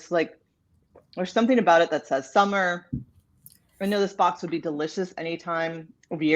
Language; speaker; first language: English; native; English